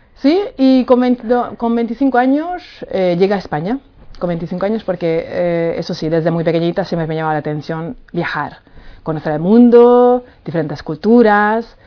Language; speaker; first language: Spanish; non-native, fluent; Hungarian